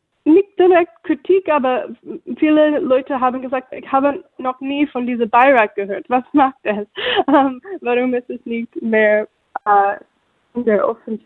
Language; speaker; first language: German; non-native, fluent; English